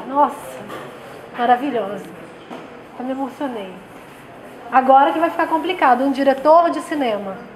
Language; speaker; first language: Portuguese; native; Portuguese